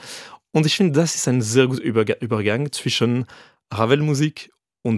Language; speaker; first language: German; non-native, fluent; French